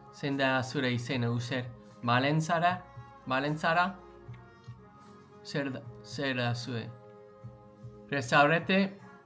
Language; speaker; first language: Basque; non-native, learner; English